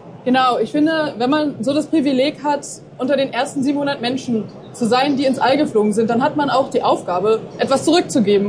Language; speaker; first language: German; native; German